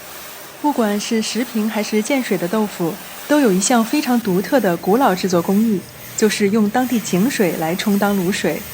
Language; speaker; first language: Chinese; native; Chinese